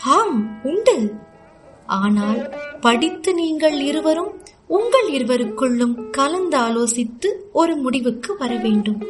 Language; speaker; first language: Tamil; native; Tamil